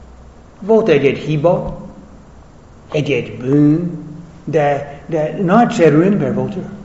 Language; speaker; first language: Hungarian; non-native, fluent; English